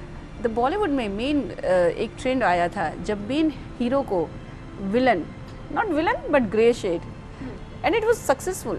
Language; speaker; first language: Hindi; native; Hindi